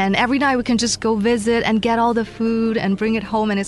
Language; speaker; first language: English; non-native, local second language; Chinese